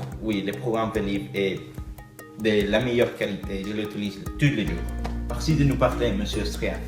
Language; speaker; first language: French; non-native, learner; English